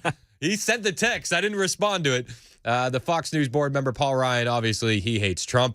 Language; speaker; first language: English; native; English